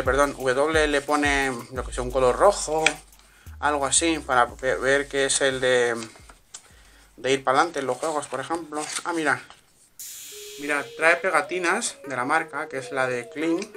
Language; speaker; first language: Spanish; native; Spanish